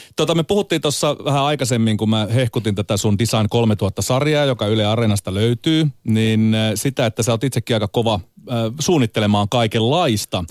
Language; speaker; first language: Finnish; native; Finnish